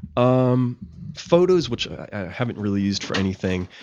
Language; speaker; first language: English; native; English